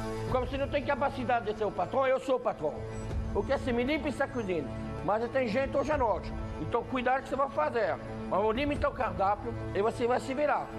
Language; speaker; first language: Portuguese; non-native, fluent; French